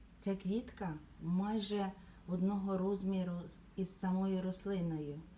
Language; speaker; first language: Ukrainian; native; Ukrainian